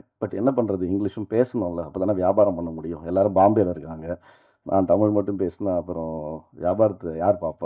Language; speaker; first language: Tamil; native; Tamil